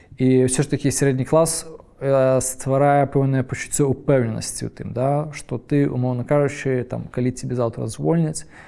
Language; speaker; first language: Belarusian; native; Belarusian